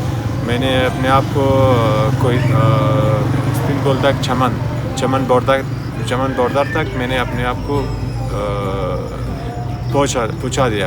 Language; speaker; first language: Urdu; non-native, learner; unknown